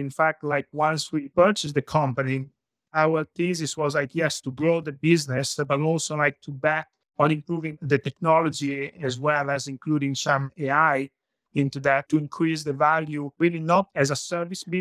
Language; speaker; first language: English; non-native, fluent; Italian